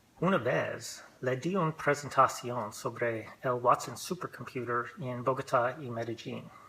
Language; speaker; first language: Spanish; non-native, learner; English